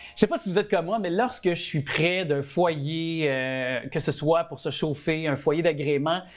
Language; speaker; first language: French; native; French